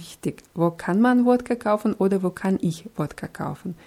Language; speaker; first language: German; non-native, fluent; Russian